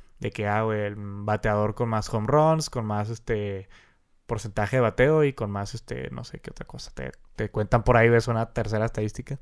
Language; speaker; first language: Spanish; native; Spanish